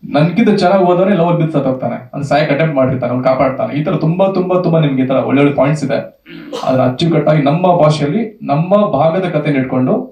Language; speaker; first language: Kannada; native; Kannada